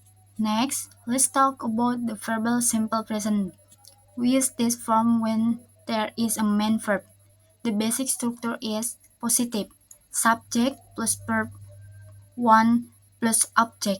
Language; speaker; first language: English; non-native, learner; Indonesian